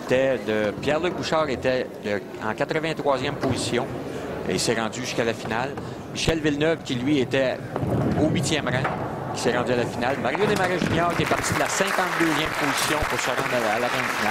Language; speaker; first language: French; native; French